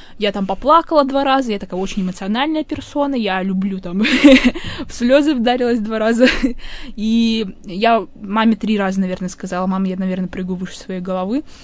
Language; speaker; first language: Russian; native; Russian